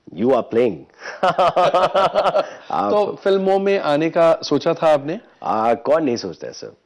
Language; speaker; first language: Hindi; native; Hindi